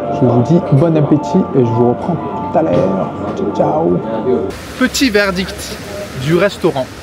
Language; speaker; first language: French; native; French